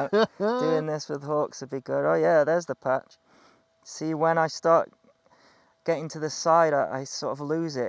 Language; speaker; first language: English; native; English